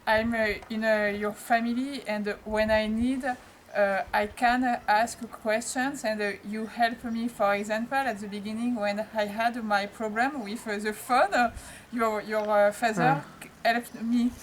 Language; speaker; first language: English; non-native, learner; French